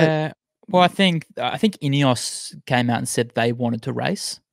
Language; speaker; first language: English; native; English